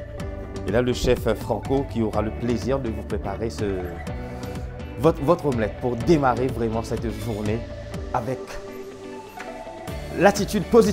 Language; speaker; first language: French; non-native, local second language; Morisyen